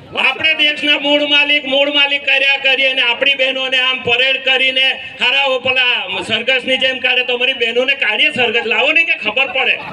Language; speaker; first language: Gujarati; non-native, local second language; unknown